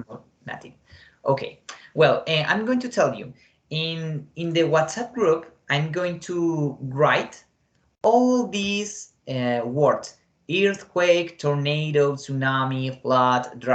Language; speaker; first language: English; non-native, fluent; Spanish